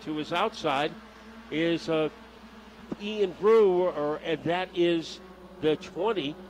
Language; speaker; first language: English; native; English